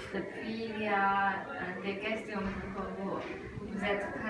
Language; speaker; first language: French; non-native, learner; Chinese